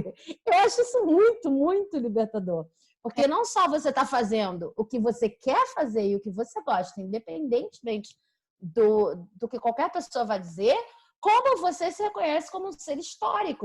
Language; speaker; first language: Portuguese; native; Portuguese